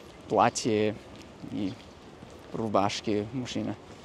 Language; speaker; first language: Russian; non-native, fluent; English